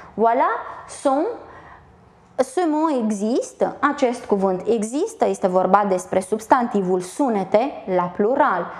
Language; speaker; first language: Romanian; native; Romanian